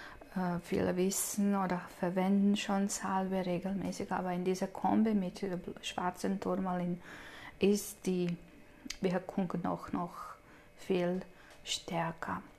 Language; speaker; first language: German; non-native, fluent; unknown